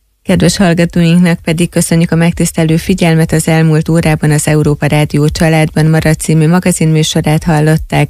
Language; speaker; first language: Hungarian; native; Hungarian